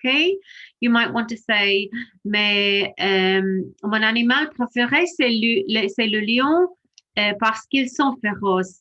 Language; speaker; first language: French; non-native, fluent; English